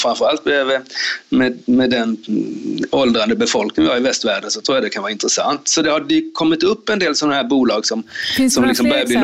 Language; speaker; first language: Swedish; native; Swedish